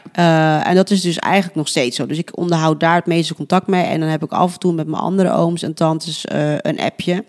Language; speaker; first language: Dutch; early bilingual, other home language; Spanish